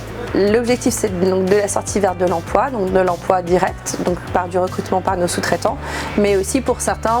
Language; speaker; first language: French; native; French